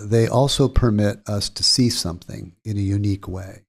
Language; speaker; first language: English; native; English